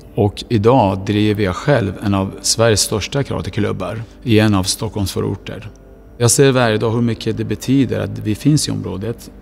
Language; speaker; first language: Swedish; non-native, fluent; Persian